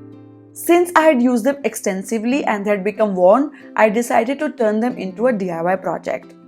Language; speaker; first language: English; non-native, local second language; Hindi